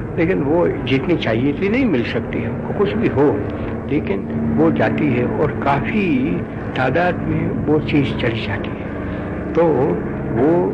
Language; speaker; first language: Hindi; non-native, local second language; Gujarati